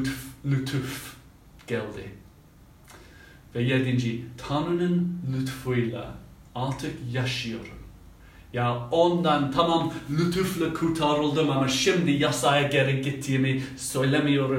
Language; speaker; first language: Turkish; non-native, fluent; English